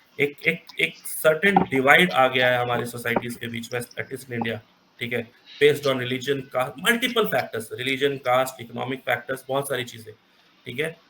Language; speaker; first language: Hindi; native; Hindi